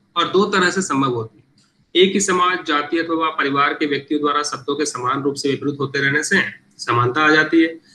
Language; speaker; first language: Hindi; native; Hindi